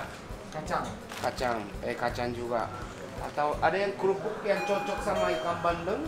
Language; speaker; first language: Indonesian; non-native, fluent; Japanese